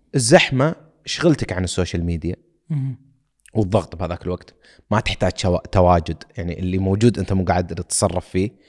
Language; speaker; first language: Arabic; native; Arabic